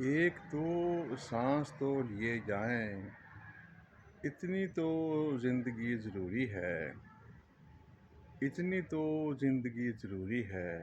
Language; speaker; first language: Urdu; native; Urdu